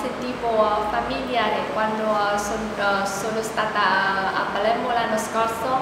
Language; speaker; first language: Italian; non-native, learner; Vietnamese